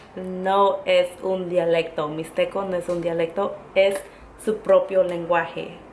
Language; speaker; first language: Spanish; early bilingual, heritage; Spanish